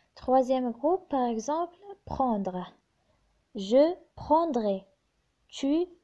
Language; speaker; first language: French; non-native, local second language; Arabic